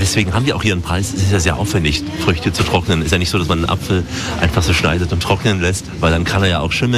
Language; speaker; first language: German; native; German